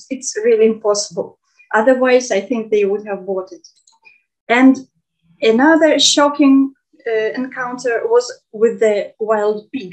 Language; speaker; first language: English; non-native, fluent; Russian